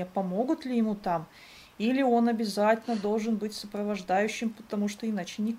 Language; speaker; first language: Russian; native; Russian